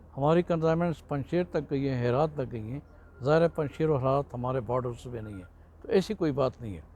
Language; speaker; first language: Urdu; non-native, local second language; Pashto